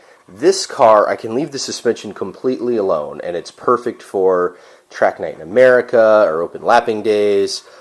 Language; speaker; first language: English; native; English